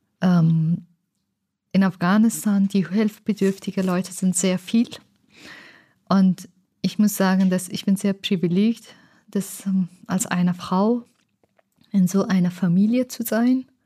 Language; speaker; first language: German; non-native, learner; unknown